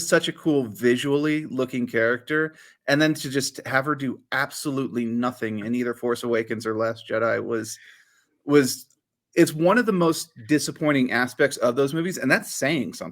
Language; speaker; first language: English; native; English